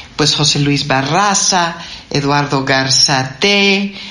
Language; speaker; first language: Spanish; non-native, fluent; English